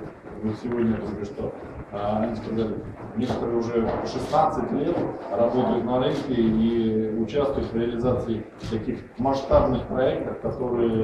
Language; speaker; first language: Russian; native; Russian